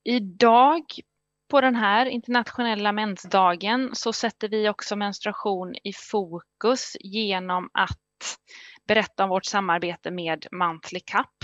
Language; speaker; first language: Swedish; native; Swedish